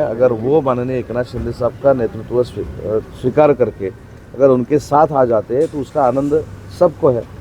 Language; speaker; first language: Hindi; non-native, local second language; Marathi